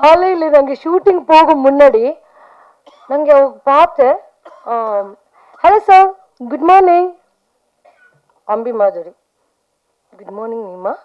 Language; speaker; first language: Tamil; non-native, fluent; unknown